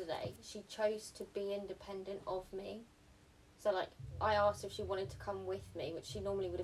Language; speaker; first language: English; early bilingual, other home language; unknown